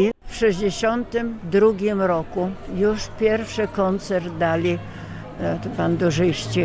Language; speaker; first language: Polish; non-native, local second language; Ukrainian